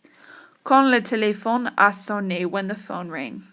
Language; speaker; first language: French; non-native, fluent; English